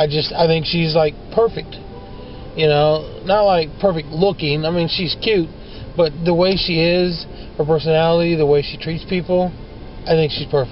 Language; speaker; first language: English; native; English